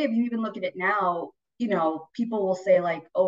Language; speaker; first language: English; native; English